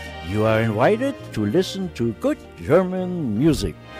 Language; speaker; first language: English; non-native, fluent; German